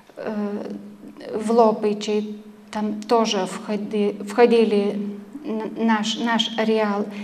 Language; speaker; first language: Russian; non-native, fluent; Lithuanian